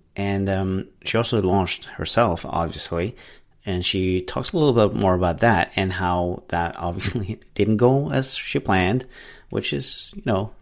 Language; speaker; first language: English; non-native, fluent; Norwegian